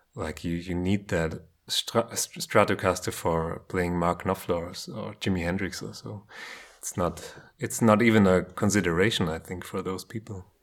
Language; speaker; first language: English; non-native, fluent; German